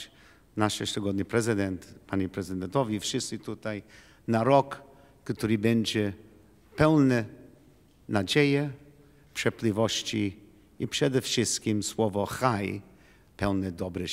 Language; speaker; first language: Polish; non-native, learner; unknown